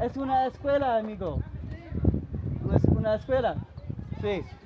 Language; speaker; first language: Spanish; non-native, learner; English